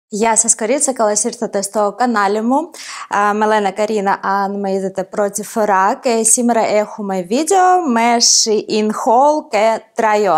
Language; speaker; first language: Greek; non-native, fluent; Ukrainian